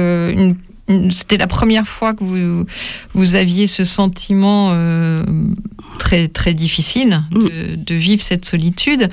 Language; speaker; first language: French; native; French